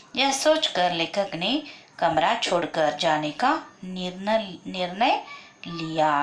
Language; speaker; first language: Hindi; non-native, local second language; Kannada